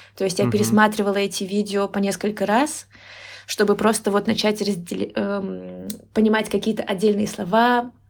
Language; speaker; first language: Russian; native; Russian